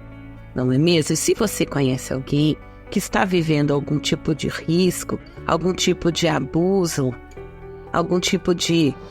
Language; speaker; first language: Portuguese; native; Portuguese